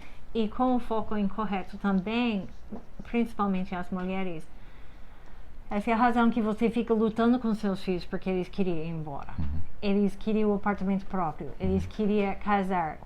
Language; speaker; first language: Portuguese; non-native, fluent; English